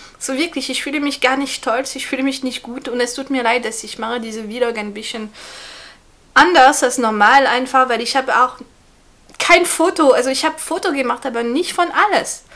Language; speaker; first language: German; non-native, fluent; French